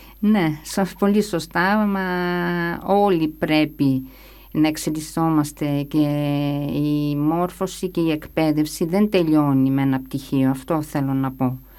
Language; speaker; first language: Greek; early bilingual, other home language; English